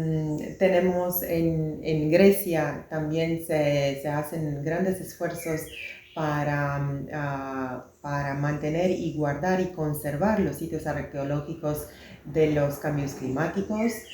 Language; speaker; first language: Spanish; non-native, fluent; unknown